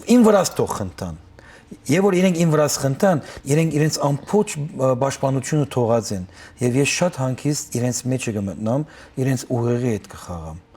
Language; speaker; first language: Armenian; early bilingual, heritage; Armenian